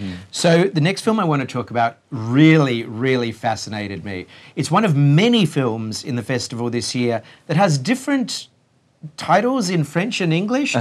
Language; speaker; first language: English; native; English